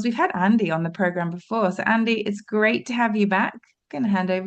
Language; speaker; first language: English; native; English